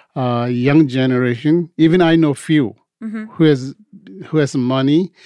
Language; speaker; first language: English; non-native, local second language; Tibetan